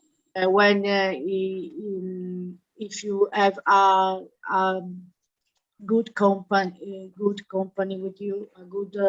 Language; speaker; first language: English; non-native, learner; Italian